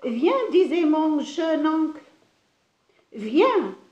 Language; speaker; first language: French; non-native, local second language; Arabic